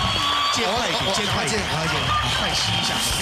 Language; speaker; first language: Chinese; native; Chinese